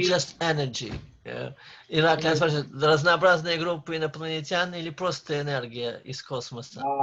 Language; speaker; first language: Russian; native; Russian